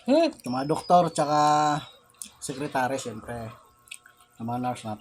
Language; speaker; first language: Filipino; native; Filipino